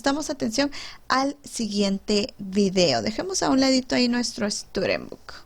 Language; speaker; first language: Spanish; native; Spanish